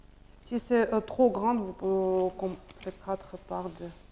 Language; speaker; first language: French; non-native, learner; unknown